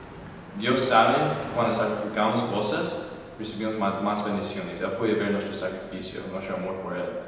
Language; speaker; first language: Spanish; non-native, fluent; English